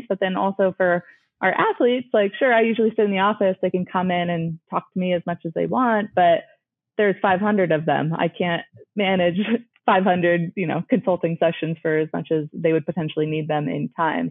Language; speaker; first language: English; native; English